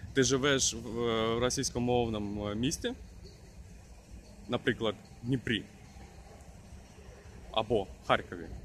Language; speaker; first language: Ukrainian; non-native, local second language; Russian